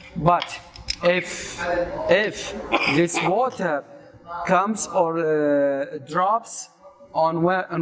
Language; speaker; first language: English; non-native, fluent; Arabic